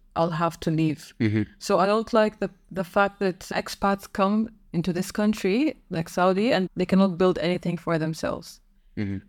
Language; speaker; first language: English; non-native, fluent; Arabic